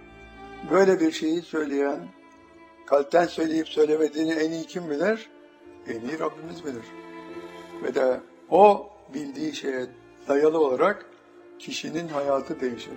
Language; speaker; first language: Turkish; native; Turkish